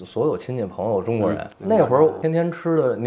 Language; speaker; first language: Chinese; native; Chinese